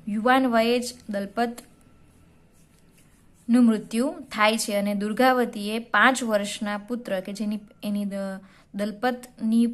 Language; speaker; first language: Gujarati; native; Gujarati